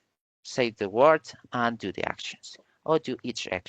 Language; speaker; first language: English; non-native, learner; Spanish